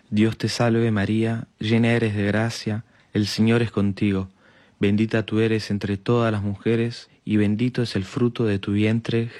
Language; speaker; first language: Spanish; native; Spanish